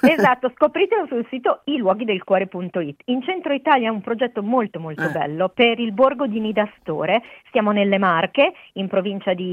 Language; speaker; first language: Italian; native; Italian